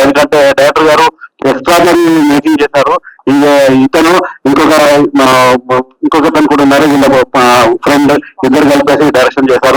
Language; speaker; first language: Telugu; native; Telugu